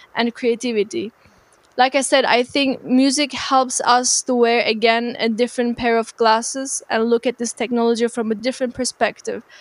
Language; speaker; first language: English; non-native, fluent; Turkish